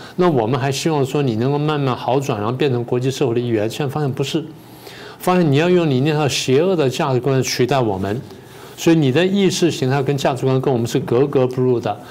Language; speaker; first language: Chinese; native; Chinese